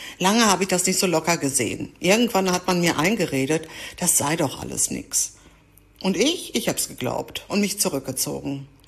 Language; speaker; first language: German; early bilingual, other home language; Greek